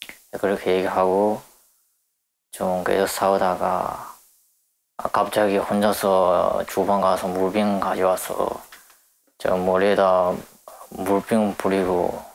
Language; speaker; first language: Korean; non-native, learner; Chinese